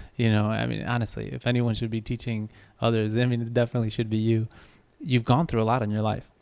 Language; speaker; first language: English; native; English